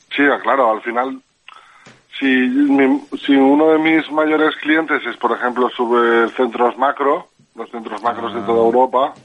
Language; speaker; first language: Spanish; native; Spanish